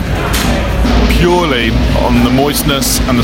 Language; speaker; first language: English; native; English